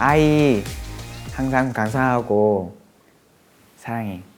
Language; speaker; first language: Korean; non-native, fluent; Vietnamese